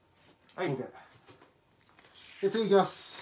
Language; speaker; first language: Japanese; native; Japanese